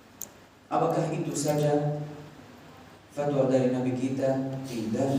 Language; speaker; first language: Indonesian; non-native, fluent; Arabic